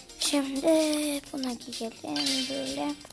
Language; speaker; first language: Turkish; early bilingual, heritage; Turkish